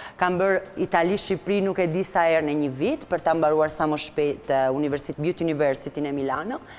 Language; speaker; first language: Albanian; non-native, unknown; Italian